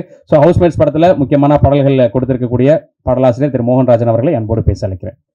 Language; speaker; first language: Tamil; native; Tamil